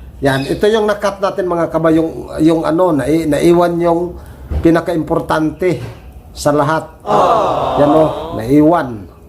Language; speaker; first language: Filipino; native; Filipino